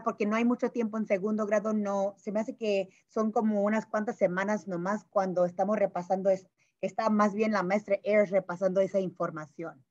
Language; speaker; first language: Spanish; early bilingual, heritage; Spanish